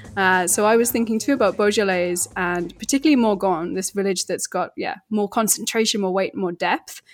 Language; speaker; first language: English; native; English